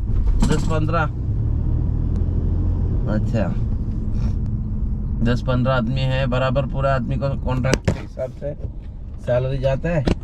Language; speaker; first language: Hindi; non-native, local second language; Malayalam